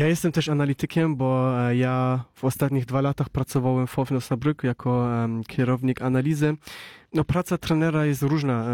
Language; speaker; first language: Polish; early bilingual, heritage; Polish